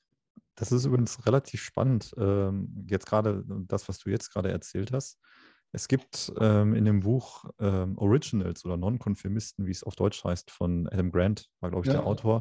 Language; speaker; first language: German; native; German